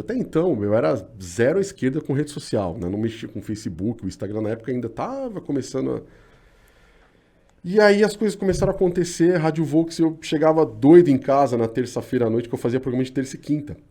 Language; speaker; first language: Portuguese; native; Portuguese